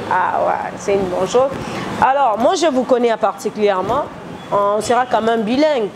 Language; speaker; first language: French; non-native, local second language; Lingala